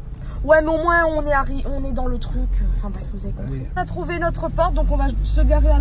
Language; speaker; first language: French; native; French